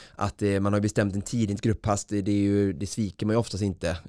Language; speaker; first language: Swedish; native; Swedish